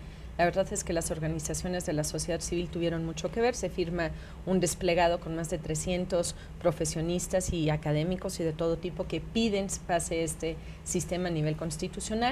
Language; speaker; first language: Spanish; native; Spanish